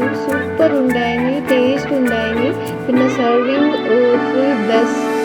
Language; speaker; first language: Malayalam; non-native, learner; Kannada